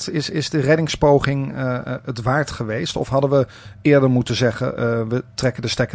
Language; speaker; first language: Dutch; native; Dutch